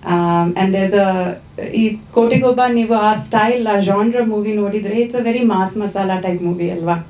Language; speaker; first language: Kannada; non-native, fluent; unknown